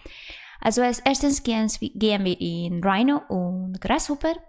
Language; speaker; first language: German; non-native, fluent; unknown